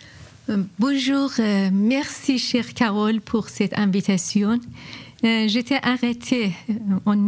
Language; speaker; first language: French; non-native, fluent; Persian